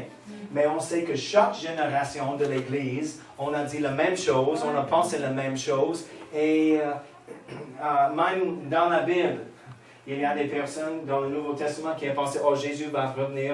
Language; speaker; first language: French; non-native, fluent; English